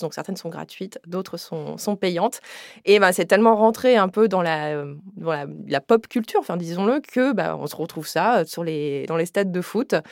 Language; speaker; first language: French; native; French